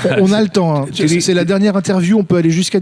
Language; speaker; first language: French; native; French